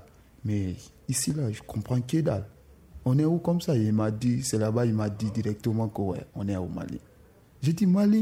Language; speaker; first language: French; non-native, local second language; Susu